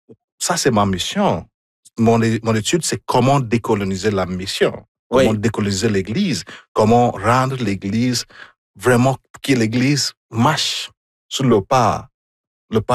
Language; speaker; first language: French; non-native, fluent; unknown